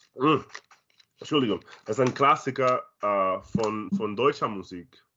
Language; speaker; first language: German; non-native, learner; Spanish